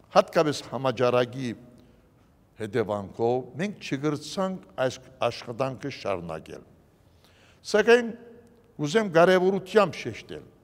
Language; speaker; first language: Armenian; early bilingual, heritage; Armenian